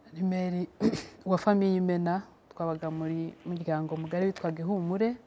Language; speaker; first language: Kinyarwanda; native; Kinyarwanda